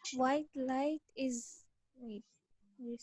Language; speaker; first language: English; non-native, local second language; Bangla